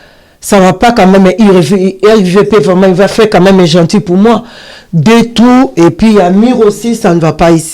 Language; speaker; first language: French; non-native, learner; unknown